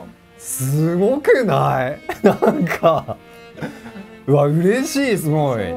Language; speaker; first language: Japanese; native; Japanese